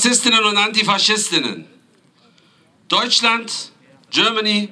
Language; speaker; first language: German; native; German